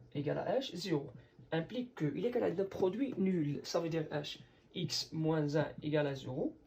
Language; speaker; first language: French; non-native, local second language; Arabic